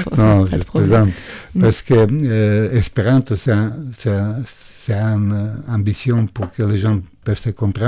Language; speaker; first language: French; non-native, fluent; Croatian